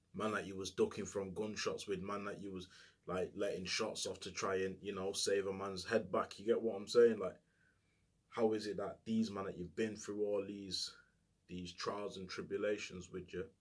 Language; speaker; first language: English; native; English